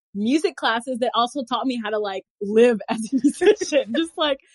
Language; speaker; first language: English; native; English